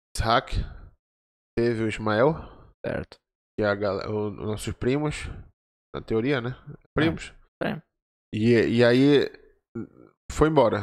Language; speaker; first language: Portuguese; native; Portuguese